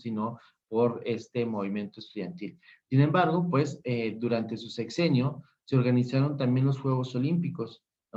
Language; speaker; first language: Spanish; native; Spanish